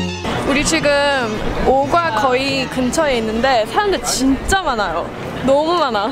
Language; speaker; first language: Korean; early bilingual, heritage; English